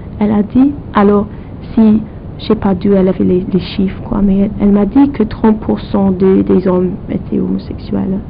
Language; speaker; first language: French; non-native, fluent; English